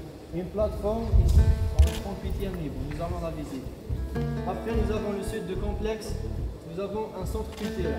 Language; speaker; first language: French; non-native, local second language; Arabic